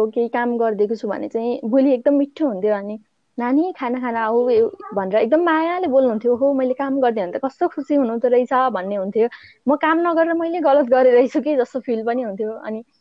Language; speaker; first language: Nepali; native; Nepali